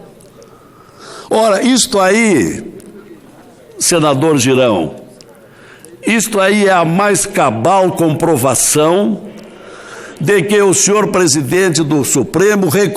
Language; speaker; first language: Portuguese; native; Portuguese